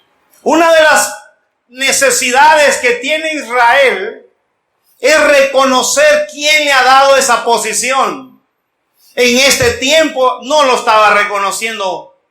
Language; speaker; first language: Spanish; native; Spanish